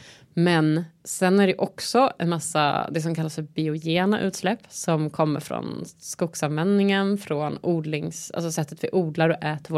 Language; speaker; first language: Swedish; native; Swedish